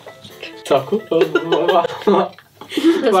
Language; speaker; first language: Norwegian; native; Norwegian